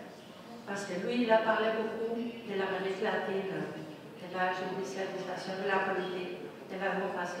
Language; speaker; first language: French; non-native, fluent; Spanish